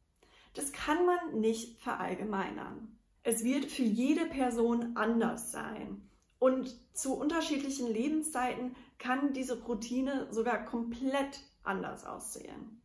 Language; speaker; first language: German; non-native, fluent; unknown